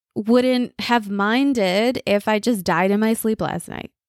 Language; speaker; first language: English; early bilingual, other home language; Bangla